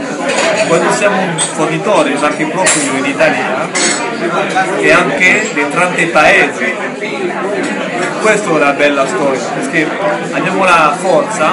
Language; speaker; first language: Italian; non-native, fluent; French